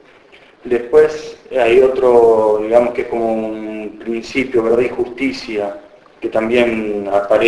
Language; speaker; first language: Spanish; native; Spanish